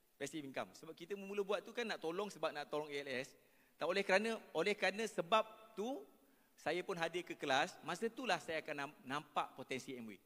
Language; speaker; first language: Malay; native; Malay